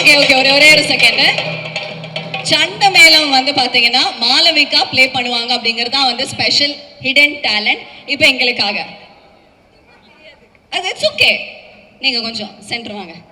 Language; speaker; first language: Tamil; native; Tamil